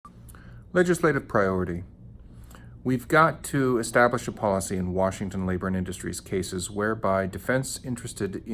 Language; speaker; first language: English; native; English